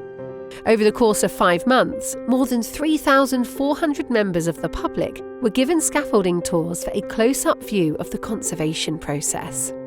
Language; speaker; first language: English; native; English